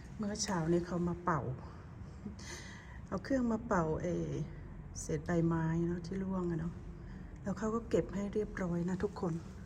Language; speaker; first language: Thai; native; Thai